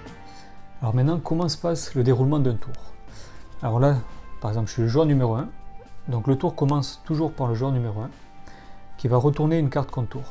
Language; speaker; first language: French; native; French